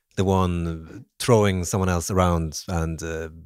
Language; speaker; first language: English; non-native, fluent; Swedish